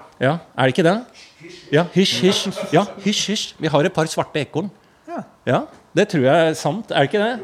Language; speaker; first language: Norwegian; native; Norwegian